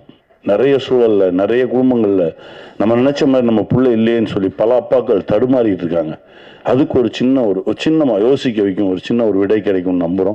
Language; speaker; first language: Tamil; native; Tamil